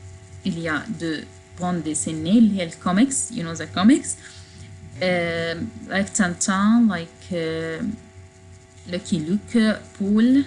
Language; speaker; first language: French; non-native, fluent; Arabic